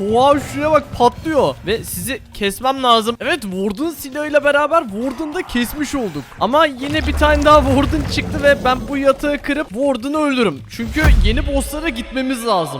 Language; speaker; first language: Turkish; native; Turkish